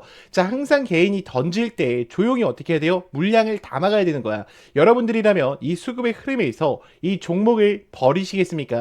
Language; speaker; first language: Korean; native; Korean